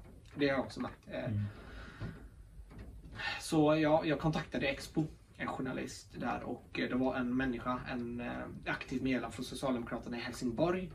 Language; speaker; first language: Swedish; early bilingual, other home language; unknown